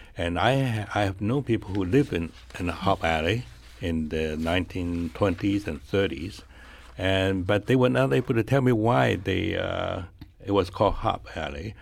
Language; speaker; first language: English; non-native, fluent; Chinese